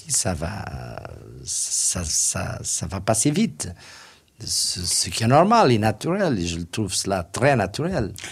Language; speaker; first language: French; non-native, fluent; Portuguese